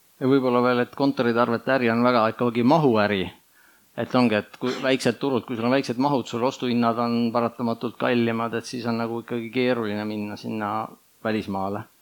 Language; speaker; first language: Estonian; native; Estonian